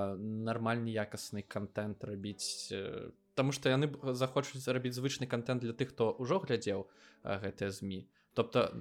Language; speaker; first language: Belarusian; non-native, local second language; Russian